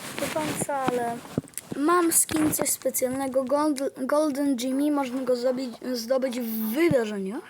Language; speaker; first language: Polish; native; Polish